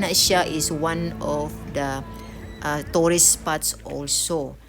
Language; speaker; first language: English; non-native, local second language; Cebuano